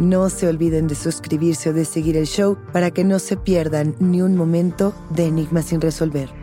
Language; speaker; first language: Spanish; native; Spanish